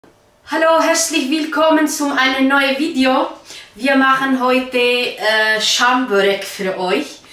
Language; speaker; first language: German; non-native, learner; Kurdish